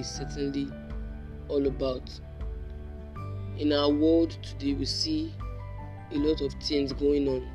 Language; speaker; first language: English; non-native, local second language; Yoruba